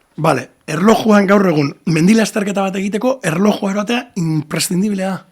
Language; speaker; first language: Basque; native; Basque